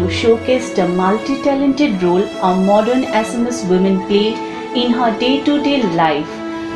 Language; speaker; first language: English; non-native, local second language; Assamese